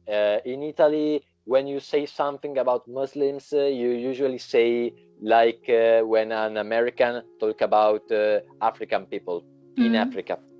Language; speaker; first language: English; non-native, learner; Italian